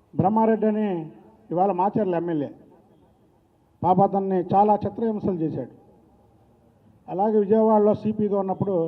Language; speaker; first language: Telugu; native; Telugu